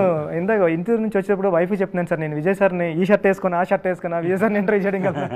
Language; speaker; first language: Telugu; native; Telugu